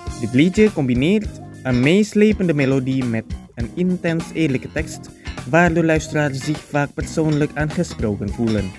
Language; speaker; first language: Dutch; non-native, fluent; Indonesian